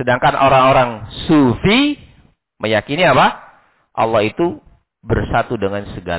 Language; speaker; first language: Indonesian; native; Indonesian